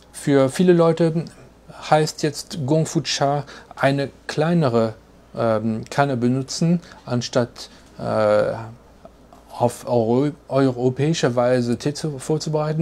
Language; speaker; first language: German; non-native, fluent; French